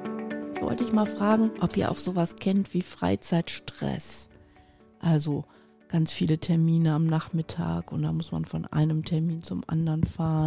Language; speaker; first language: German; native; German